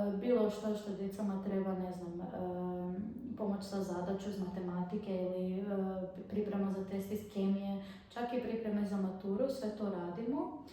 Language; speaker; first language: Bosnian; early bilingual, other home language; Arabic